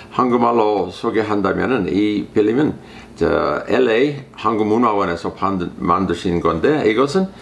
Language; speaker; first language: Korean; non-native, fluent; English